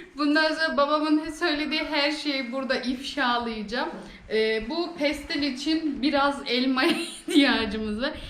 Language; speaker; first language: Turkish; native; Turkish